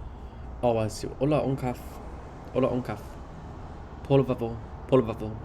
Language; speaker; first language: Spanish; non-native, learner; English